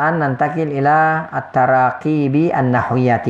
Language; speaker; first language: Arabic; non-native, fluent; Indonesian